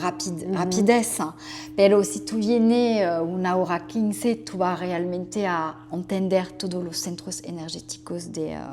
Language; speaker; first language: Spanish; non-native, fluent; French